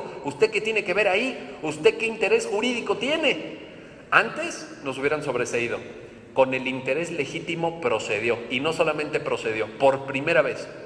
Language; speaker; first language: Spanish; native; Spanish